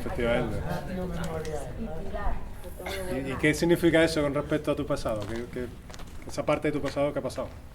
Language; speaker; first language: Spanish; native; Spanish